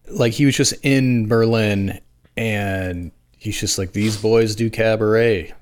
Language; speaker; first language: English; native; English